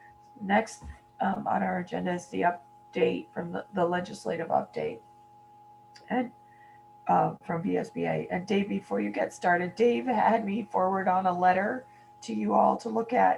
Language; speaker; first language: English; native; English